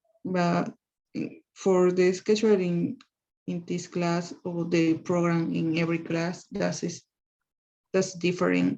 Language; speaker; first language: English; non-native, learner; Spanish